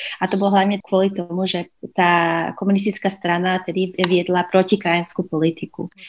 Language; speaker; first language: Slovak; early bilingual, heritage; Slovak